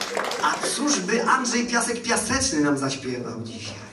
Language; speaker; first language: Polish; native; Polish